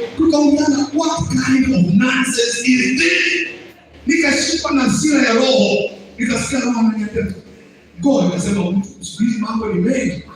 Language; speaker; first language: Swahili; non-native, local second language; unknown